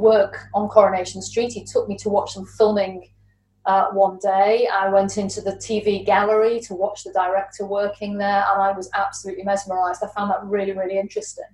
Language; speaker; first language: English; native; English